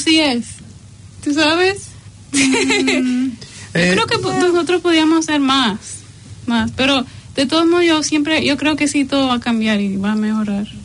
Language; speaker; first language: Spanish; early bilingual, heritage; Spanish